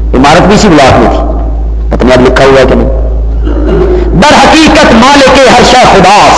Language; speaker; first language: Urdu; non-native, local second language; Punjabi